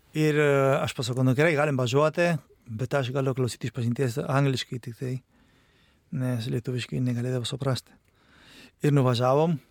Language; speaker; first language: Lithuanian; non-native, fluent; Spanish